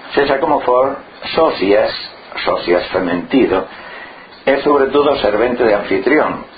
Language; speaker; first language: Galician; non-native, local second language; Spanish